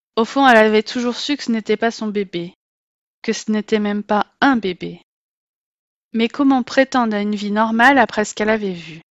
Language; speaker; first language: French; native; French